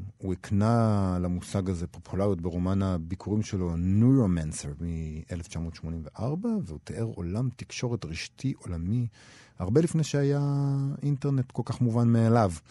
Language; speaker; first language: Hebrew; native; Hebrew